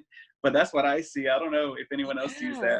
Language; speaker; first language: English; native; English